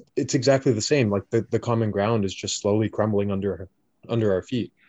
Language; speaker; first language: English; native; English